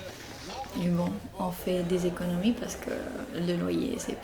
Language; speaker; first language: French; non-native, fluent; Spanish